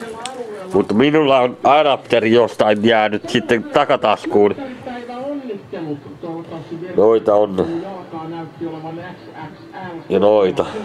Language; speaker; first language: Finnish; native; Finnish